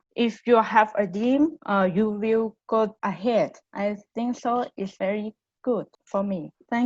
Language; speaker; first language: English; non-native, learner; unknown